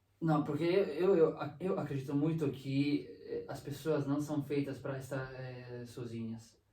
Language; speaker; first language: Portuguese; non-native, fluent; Italian